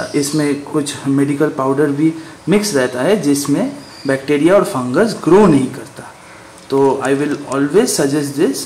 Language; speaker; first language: Hindi; non-native, local second language; Bangla